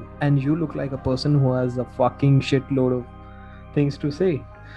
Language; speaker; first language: English; non-native, local second language; Hindi